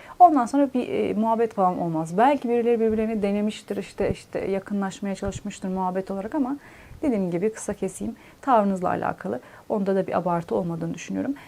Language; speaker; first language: Turkish; native; Turkish